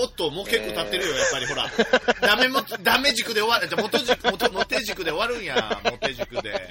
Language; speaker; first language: Japanese; native; Japanese